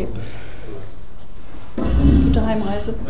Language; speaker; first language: German; native; German